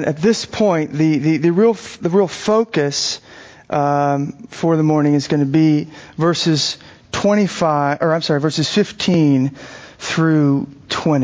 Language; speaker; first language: English; native; English